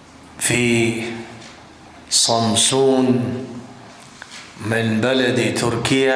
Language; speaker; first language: Arabic; non-native, fluent; Urdu